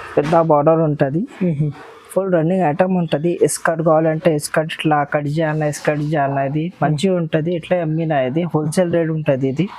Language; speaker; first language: Telugu; non-native, local second language; Urdu